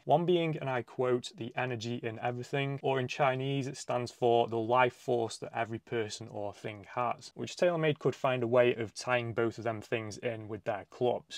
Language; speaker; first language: English; native; English